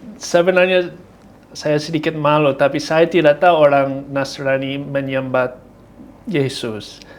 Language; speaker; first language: Indonesian; non-native, fluent; English